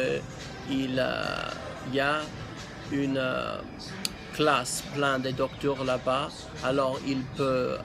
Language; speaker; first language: French; non-native, learner; English